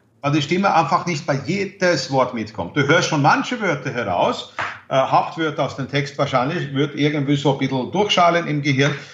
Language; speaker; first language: German; non-native, fluent; Swedish